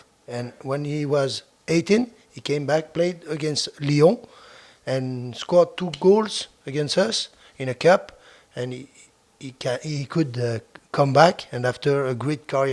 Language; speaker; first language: English; non-native, fluent; French